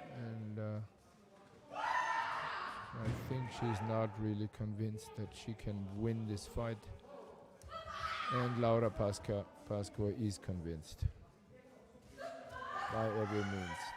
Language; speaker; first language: English; non-native, fluent; German